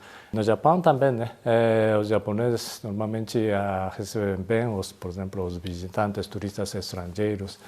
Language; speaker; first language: Portuguese; non-native, fluent; Japanese